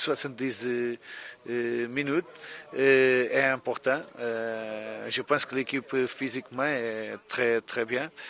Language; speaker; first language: French; non-native, fluent; Portuguese